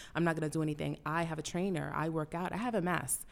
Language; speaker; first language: English; early bilingual, other home language; Spanish